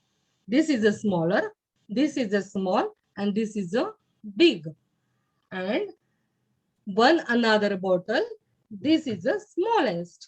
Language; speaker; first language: English; non-native, learner; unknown